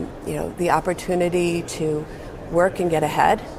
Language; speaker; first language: English; native; English